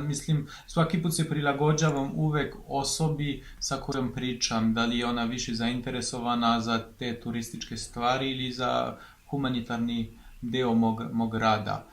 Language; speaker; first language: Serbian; non-native, fluent; French